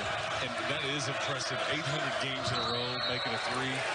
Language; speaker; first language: English; native; English